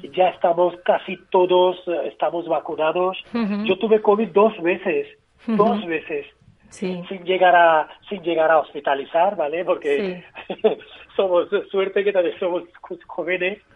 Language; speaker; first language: Spanish; non-native, fluent; Hindi